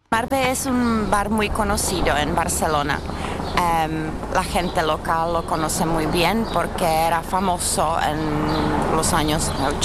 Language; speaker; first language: Spanish; non-native, fluent; Czech